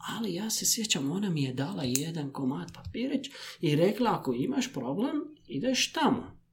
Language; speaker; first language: Croatian; non-native, fluent; Arabic